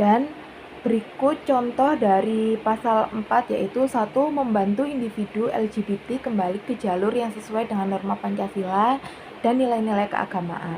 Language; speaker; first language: Indonesian; native; Indonesian